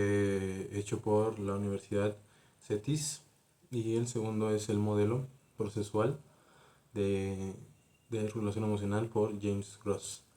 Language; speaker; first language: Spanish; native; Spanish